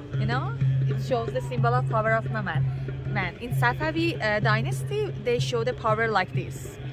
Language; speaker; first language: English; non-native, fluent; Persian